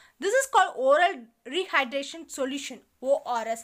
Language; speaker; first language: English; non-native, local second language; Tamil